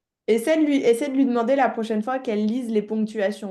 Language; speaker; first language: French; native; French